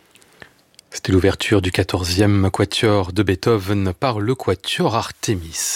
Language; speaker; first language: French; native; French